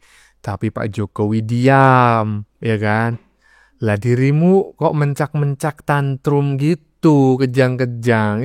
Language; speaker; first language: Indonesian; native; Indonesian